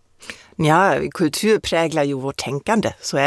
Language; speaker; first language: Swedish; non-native, fluent; German